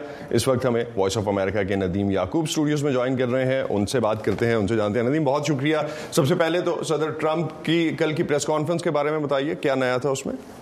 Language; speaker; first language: Urdu; native; Urdu